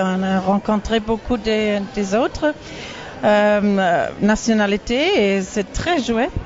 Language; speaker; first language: French; non-native, learner; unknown